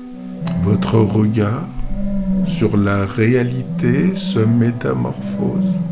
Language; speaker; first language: French; native; French